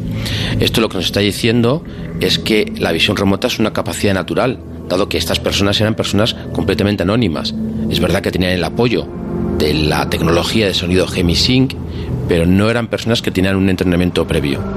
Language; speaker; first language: Spanish; native; Spanish